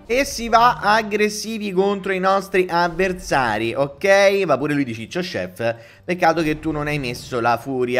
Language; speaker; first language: Italian; native; Italian